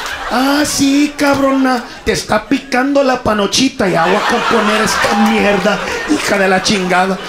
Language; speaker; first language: Spanish; early bilingual, heritage; Spanish